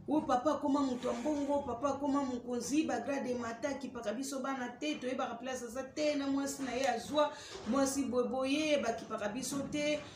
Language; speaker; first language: Lingala; native; Lingala